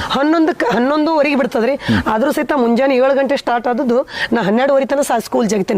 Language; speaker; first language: Kannada; native; Kannada